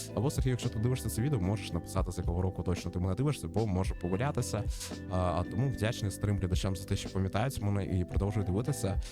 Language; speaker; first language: Ukrainian; non-native, local second language; Russian